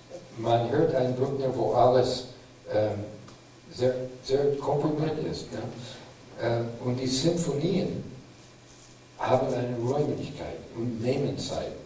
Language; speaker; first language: German; non-native, fluent; English